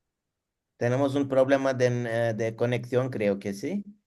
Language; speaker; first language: Spanish; non-native, learner; Turkish